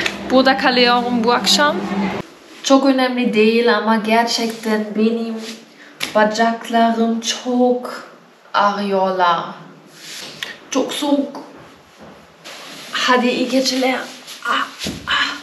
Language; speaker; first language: Turkish; non-native, learner; German